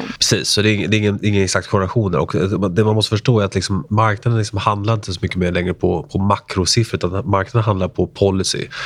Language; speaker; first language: Swedish; early bilingual, other home language; Spanish